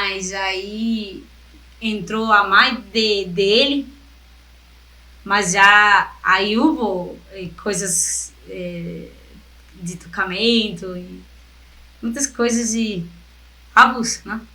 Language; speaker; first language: Portuguese; non-native, fluent; Spanish